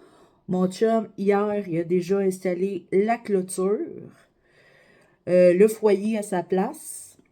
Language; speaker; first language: French; native; French